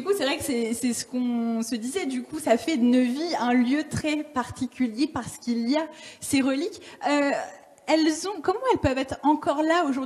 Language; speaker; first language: French; native; French